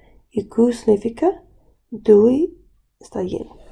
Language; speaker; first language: Spanish; non-native, local second language; English